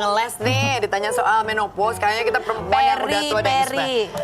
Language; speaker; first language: Indonesian; native; Indonesian